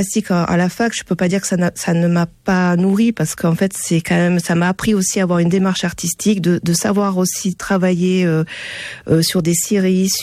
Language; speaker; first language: French; native; French